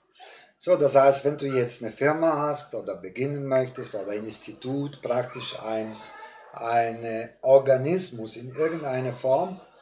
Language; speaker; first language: German; non-native, fluent; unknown